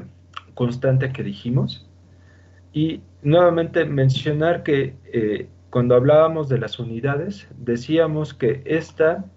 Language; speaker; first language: Spanish; native; Spanish